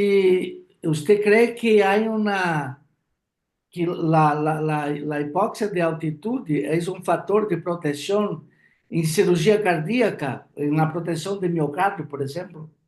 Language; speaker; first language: Spanish; non-native, fluent; Portuguese